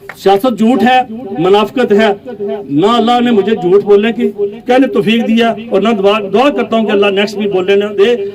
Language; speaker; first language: Urdu; non-native, local second language; Pahari-Potwari